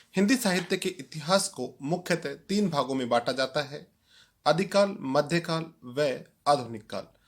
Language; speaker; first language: Hindi; native; Hindi